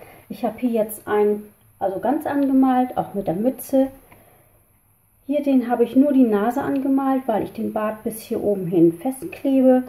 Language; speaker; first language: German; native; German